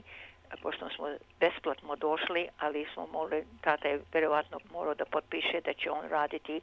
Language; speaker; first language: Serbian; early bilingual, heritage; Serbian